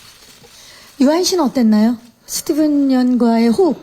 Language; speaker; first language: Korean; native; Korean